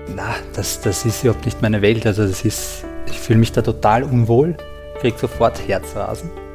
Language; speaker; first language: German; native; German